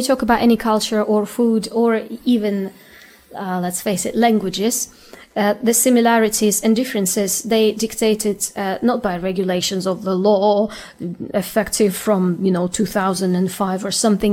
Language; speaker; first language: English; non-native, fluent; Ukrainian